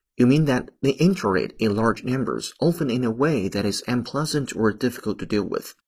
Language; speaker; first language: English; non-native, fluent; Chinese